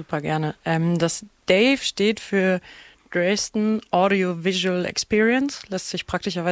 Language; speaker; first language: German; native; German